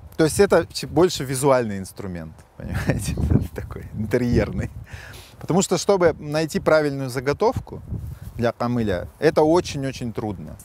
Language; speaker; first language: Russian; native; Russian